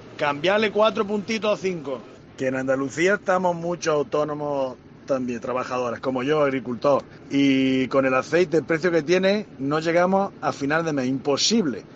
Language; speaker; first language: Spanish; native; Spanish